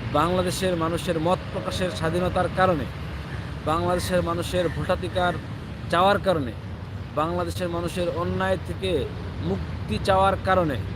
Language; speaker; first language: Bangla; native; Bangla